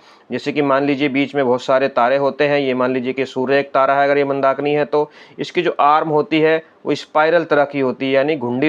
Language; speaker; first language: Hindi; native; Hindi